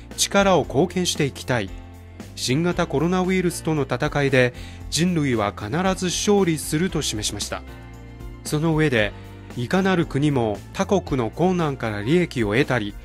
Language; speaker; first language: Japanese; non-native, fluent; Chinese